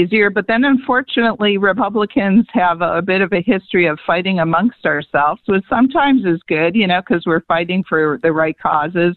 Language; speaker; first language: English; native; English